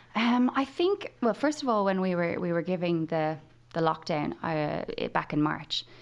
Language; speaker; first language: English; native; English